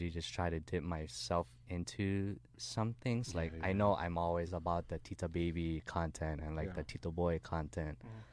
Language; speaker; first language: English; native; English